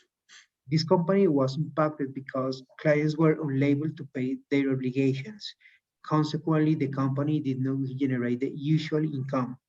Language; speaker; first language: English; non-native, learner; Spanish